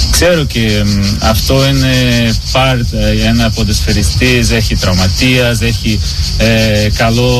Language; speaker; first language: Greek; non-native, learner; Portuguese